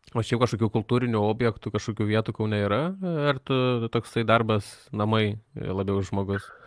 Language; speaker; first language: Lithuanian; native; Lithuanian